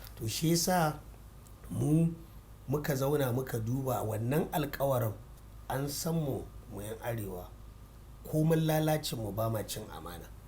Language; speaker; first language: Hausa; non-native, local second language; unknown